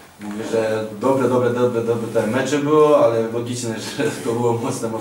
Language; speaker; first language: Polish; non-native, learner; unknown